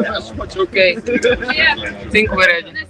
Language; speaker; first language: English; non-native, fluent; Ukrainian